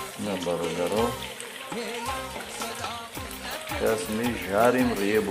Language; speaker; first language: Russian; non-native, local second language; Tajik